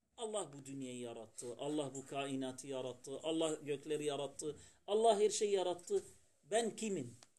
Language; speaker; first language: Turkish; non-native, fluent; Arabic